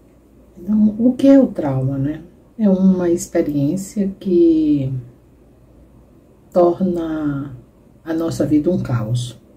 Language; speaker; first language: Portuguese; native; Portuguese